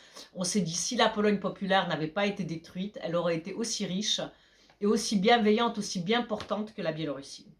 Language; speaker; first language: French; early bilingual, other home language; Polish